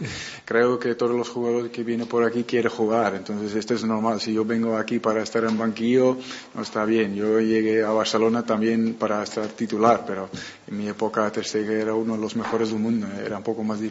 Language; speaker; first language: Spanish; non-native, fluent; Dutch